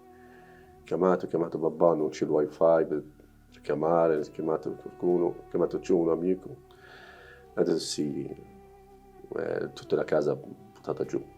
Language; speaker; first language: Italian; non-native, learner; Arabic